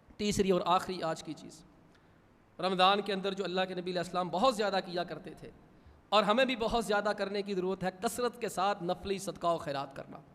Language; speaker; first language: Urdu; non-native, local second language; Punjabi